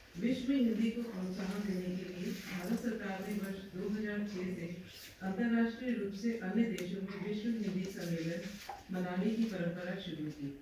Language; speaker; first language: Hindi; native; Hindi